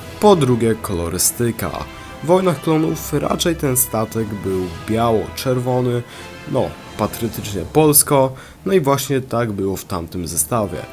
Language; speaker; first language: Polish; native; Polish